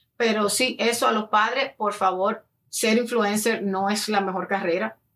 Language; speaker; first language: Spanish; native; Spanish